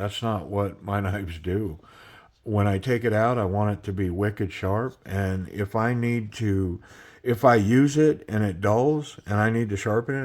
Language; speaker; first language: English; native; English